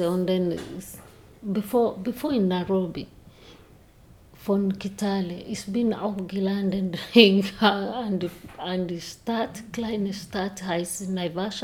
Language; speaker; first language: German; non-native, learner; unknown